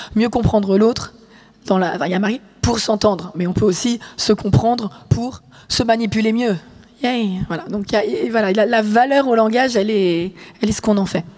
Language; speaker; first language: French; native; French